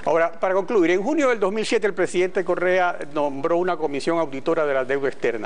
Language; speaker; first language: Spanish; native; Spanish